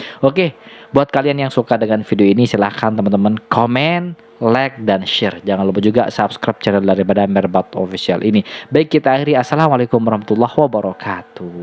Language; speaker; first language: Indonesian; native; Indonesian